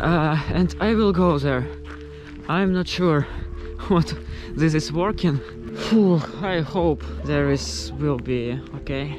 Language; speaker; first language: English; non-native, learner; Russian